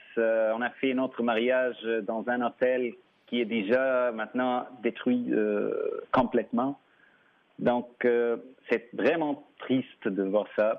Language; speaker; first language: French; non-native, fluent; Arabic